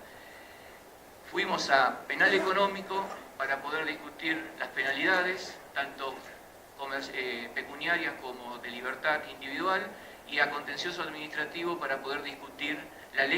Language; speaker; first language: Spanish; native; Spanish